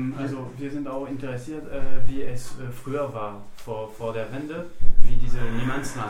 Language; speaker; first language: German; non-native, learner; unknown